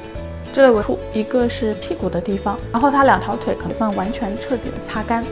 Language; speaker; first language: Chinese; native; Chinese